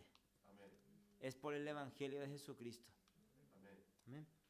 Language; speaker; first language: Spanish; native; Spanish